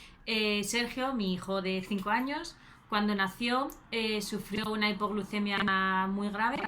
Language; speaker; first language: Spanish; native; Spanish